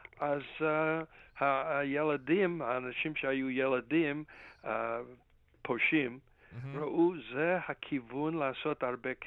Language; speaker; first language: Hebrew; non-native, fluent; English